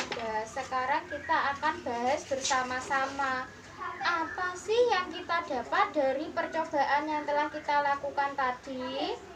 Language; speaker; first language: Indonesian; native; Indonesian